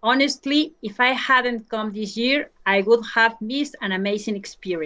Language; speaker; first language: English; non-native, learner; Spanish